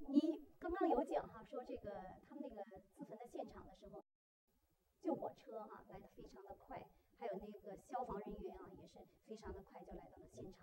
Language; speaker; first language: Chinese; native; Chinese